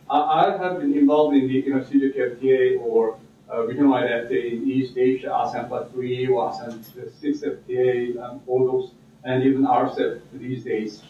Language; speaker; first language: English; non-native, fluent; Korean